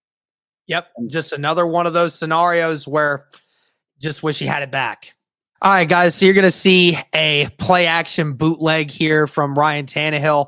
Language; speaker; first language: English; native; English